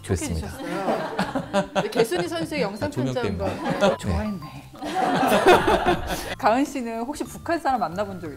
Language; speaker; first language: Korean; native; Korean